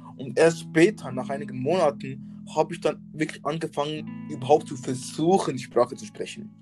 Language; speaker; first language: German; early bilingual, other home language; English